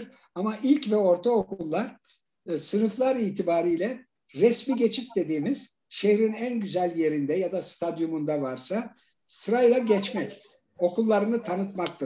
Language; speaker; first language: Turkish; native; Turkish